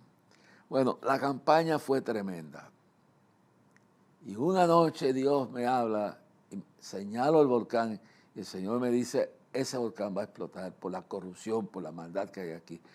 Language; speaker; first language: Spanish; native; Spanish